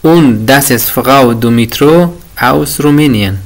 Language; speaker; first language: German; non-native, fluent; Persian